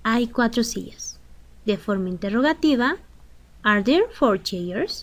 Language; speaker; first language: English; non-native, learner; Spanish